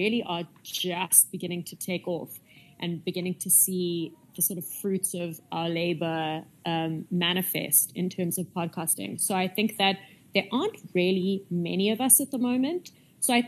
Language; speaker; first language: English; native; English